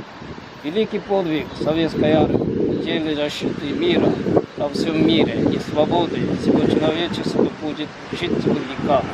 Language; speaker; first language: Russian; non-native, fluent; Korean